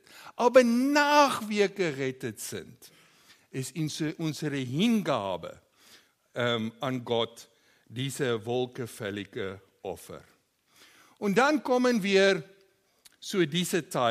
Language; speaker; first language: German; non-native, learner; Afrikaans